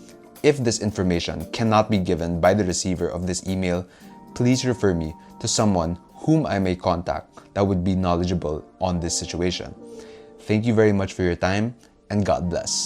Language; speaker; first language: English; non-native, local second language; Filipino